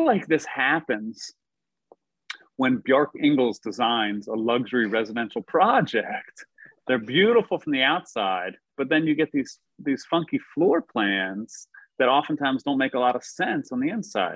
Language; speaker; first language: English; native; English